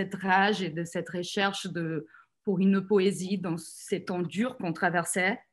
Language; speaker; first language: French; non-native, fluent; Portuguese